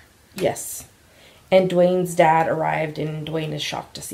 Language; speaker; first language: English; native; English